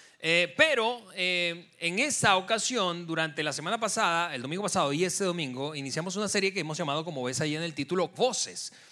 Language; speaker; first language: Spanish; native; Spanish